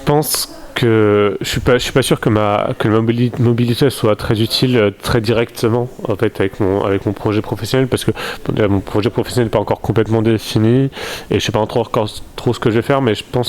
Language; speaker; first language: French; native; French